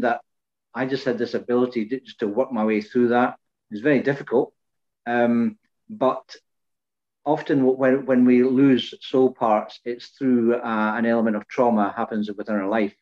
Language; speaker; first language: English; native; English